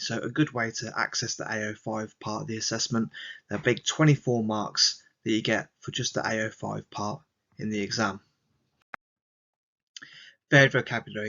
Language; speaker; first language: English; native; English